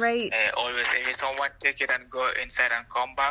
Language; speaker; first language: English; non-native, local second language; Fula